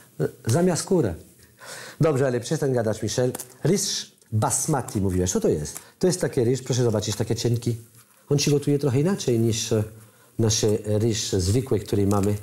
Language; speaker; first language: Polish; non-native, learner; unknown